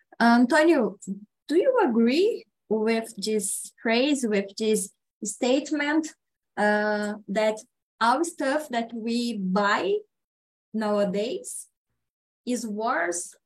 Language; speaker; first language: English; non-native, learner; Portuguese